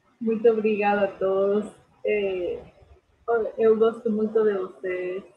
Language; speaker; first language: Portuguese; non-native, learner; Spanish